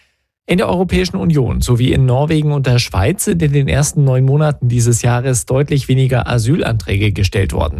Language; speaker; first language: German; native; German